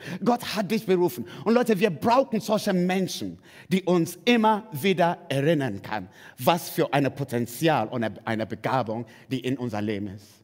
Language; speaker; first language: German; non-native, fluent; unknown